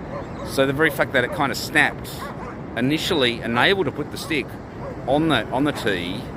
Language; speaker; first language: English; native; English